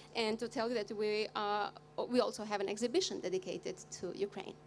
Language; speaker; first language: English; non-native, fluent; Albanian